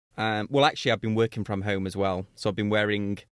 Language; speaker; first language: English; native; English